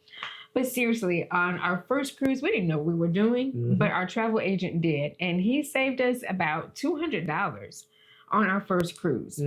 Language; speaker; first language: English; native; English